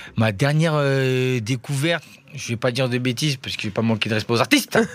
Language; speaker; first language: French; native; French